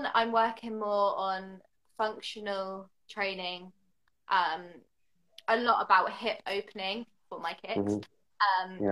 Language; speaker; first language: English; native; English